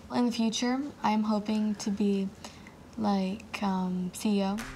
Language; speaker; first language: English; native; English